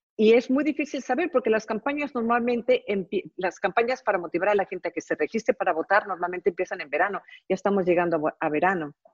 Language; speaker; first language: Spanish; early bilingual, heritage; Spanish